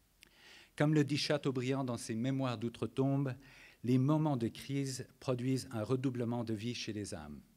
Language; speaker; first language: French; non-native, fluent; English